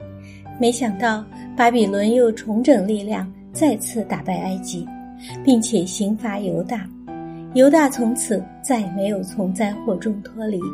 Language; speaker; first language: Chinese; native; Chinese